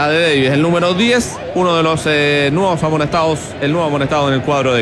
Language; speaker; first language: Spanish; native; Spanish